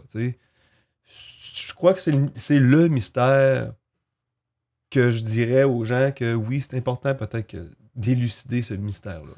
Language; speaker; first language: French; native; French